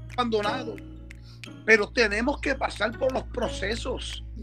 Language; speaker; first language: Spanish; early bilingual, heritage; Spanish